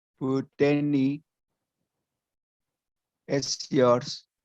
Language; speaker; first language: English; non-native, learner; Indonesian